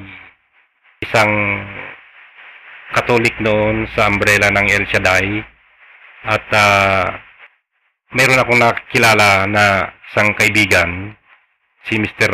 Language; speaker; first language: Filipino; non-native, local second language; Iloko